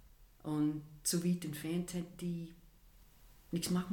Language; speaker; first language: German; non-native, fluent; English